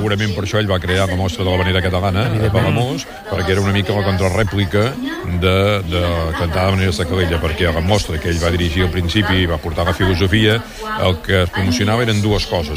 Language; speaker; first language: Catalan; native; Catalan